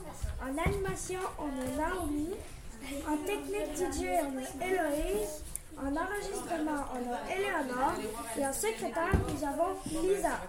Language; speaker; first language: French; native; French